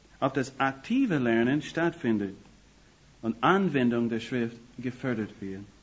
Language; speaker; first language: German; non-native, fluent; English